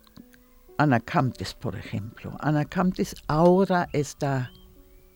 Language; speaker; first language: Spanish; non-native, learner; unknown